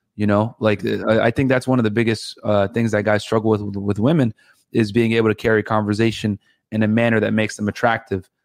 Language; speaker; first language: English; native; English